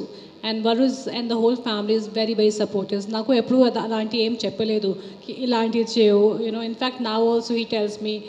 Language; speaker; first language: Telugu; non-native, local second language; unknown